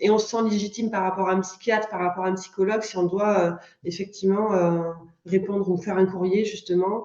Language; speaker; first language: French; native; French